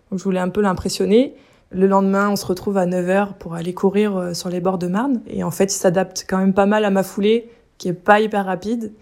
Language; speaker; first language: French; native; French